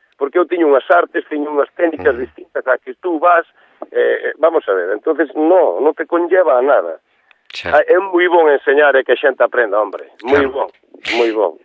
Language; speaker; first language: Galician; native; Galician